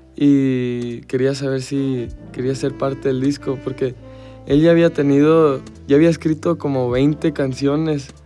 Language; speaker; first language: Spanish; early bilingual, heritage; Spanish